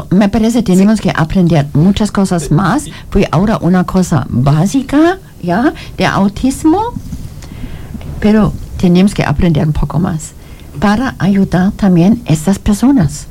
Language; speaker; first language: Spanish; non-native, learner; German